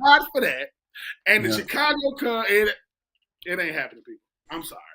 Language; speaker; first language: English; native; English